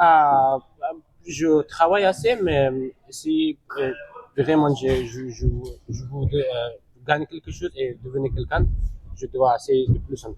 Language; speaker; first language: French; non-native, learner; Persian